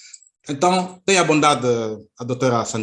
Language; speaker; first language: Portuguese; native; Portuguese